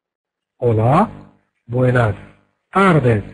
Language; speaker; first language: Spanish; non-native, fluent; Arabic